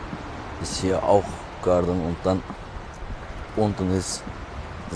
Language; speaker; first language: German; non-native, learner; Turkish